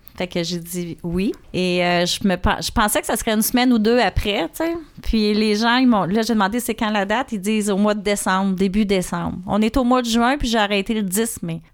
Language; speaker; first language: French; native; French